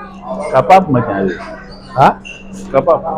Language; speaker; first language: Tamil; native; Tamil